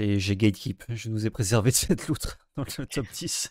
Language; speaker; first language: French; native; French